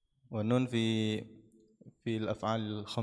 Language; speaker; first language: Arabic; non-native, learner; Indonesian